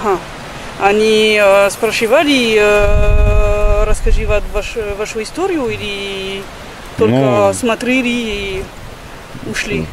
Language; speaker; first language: Russian; non-native, learner; French